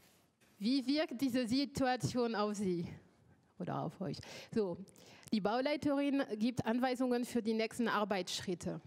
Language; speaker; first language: German; non-native, fluent; French